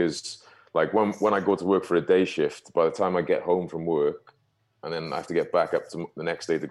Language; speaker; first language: English; native; English